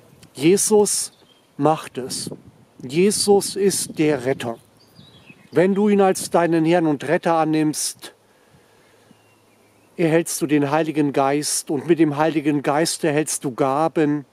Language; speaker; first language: German; native; German